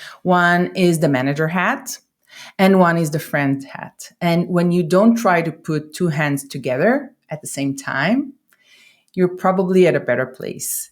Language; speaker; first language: English; non-native, fluent; Hebrew